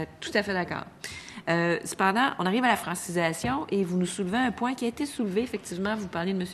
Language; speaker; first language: French; native; French